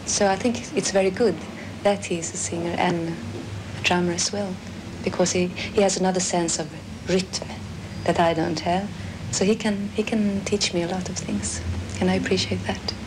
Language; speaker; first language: English; native; English